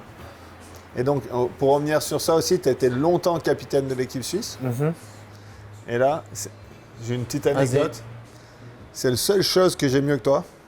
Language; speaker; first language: French; native; French